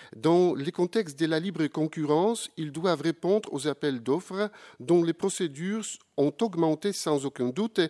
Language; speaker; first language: French; non-native, fluent; Polish